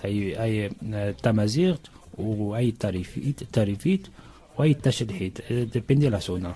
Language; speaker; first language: Spanish; non-native, learner; Arabic